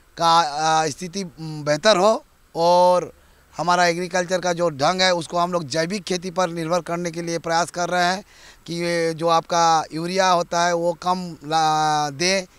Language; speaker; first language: Hindi; native; Hindi